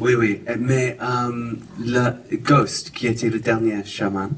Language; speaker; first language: French; non-native, fluent; English